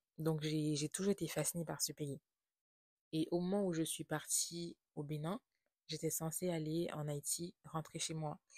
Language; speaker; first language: French; non-native, local second language; Haitian Creole